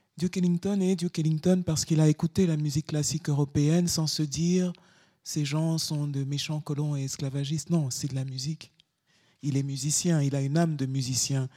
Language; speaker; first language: French; native; French